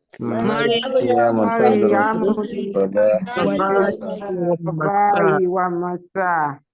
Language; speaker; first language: Arabic; non-native, learner; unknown